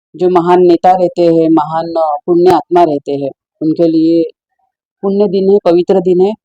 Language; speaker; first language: Hindi; non-native, local second language; Marathi